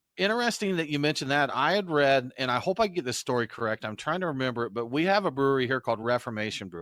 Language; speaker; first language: English; native; English